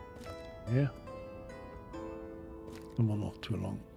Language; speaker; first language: German; native; German